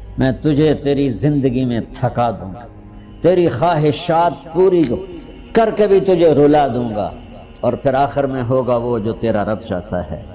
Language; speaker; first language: Urdu; non-native, local second language; Punjabi